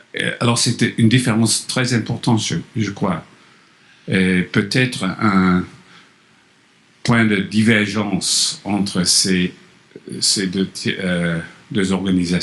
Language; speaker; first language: French; non-native, fluent; English